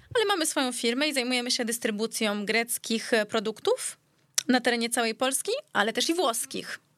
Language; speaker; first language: Polish; early bilingual, heritage; Greek